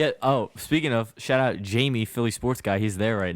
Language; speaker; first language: English; native; English